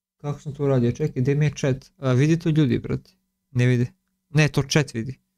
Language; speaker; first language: Bosnian; early bilingual, heritage; Bosnian